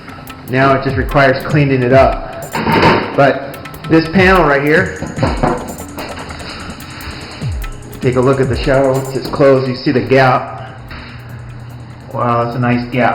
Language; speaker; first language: English; native; English